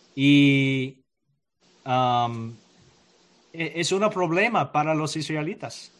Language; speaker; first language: Spanish; non-native, learner; English